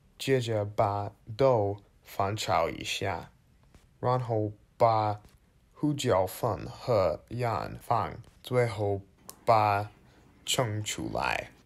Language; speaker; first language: Chinese; non-native, learner; English